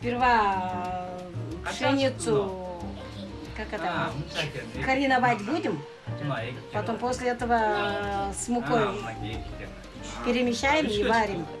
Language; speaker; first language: Russian; non-native, local second language; Kyrgyz